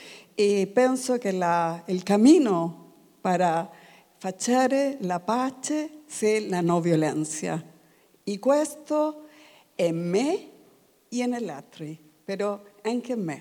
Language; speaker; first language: Italian; non-native, learner; Spanish